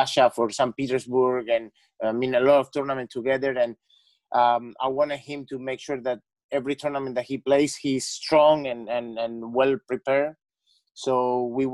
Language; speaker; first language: English; non-native, fluent; Spanish